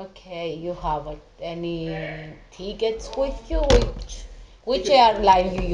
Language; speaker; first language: English; non-native, local second language; Greek